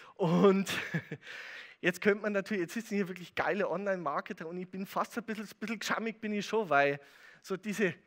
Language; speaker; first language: German; native; German